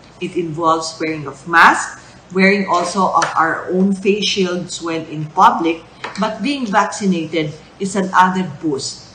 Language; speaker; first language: English; non-native, local second language; Chavacano